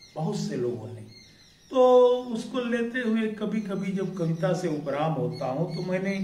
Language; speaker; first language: Hindi; native; Hindi